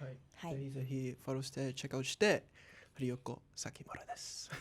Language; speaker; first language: Japanese; non-native, learner; English